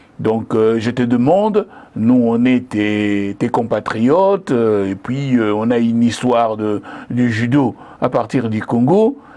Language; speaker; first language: French; non-native, local second language; Lingala